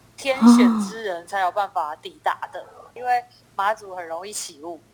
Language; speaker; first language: Chinese; native; Chinese